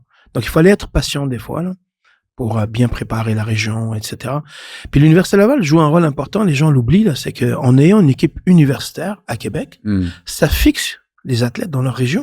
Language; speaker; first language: French; non-native, local second language; Arabic